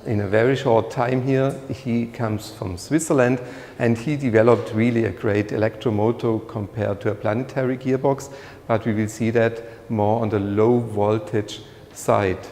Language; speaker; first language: English; non-native, fluent; German